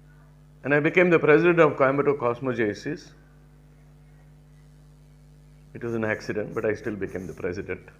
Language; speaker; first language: English; non-native, local second language; Tamil